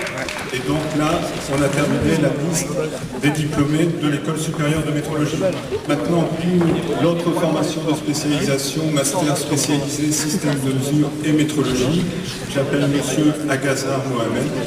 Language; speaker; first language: French; native; French